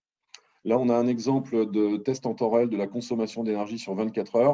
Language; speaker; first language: French; native; French